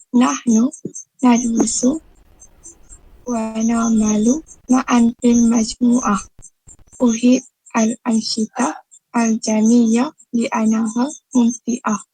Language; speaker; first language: Arabic; non-native, learner; Malay